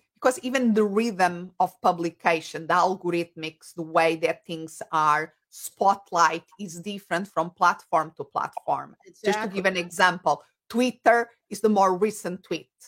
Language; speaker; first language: English; non-native, fluent; Portuguese